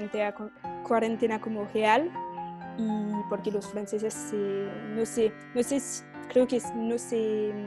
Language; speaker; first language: Spanish; non-native, fluent; French